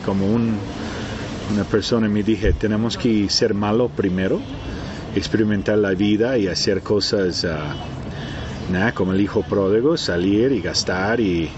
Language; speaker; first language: Spanish; non-native, fluent; Portuguese